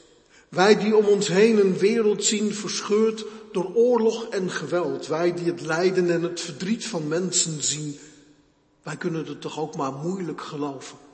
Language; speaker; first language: Dutch; native; Dutch